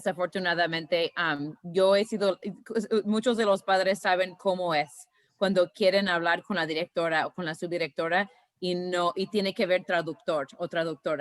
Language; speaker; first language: Spanish; early bilingual, heritage; Spanish